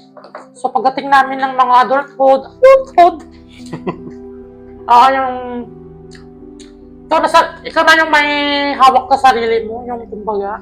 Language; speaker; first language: Filipino; non-native, local second language; Iloko